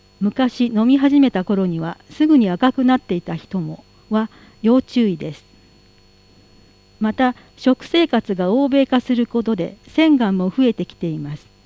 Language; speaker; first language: Japanese; native; Japanese